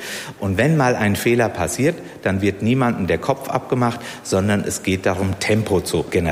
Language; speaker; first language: German; native; German